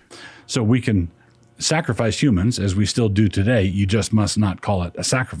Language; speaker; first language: English; native; English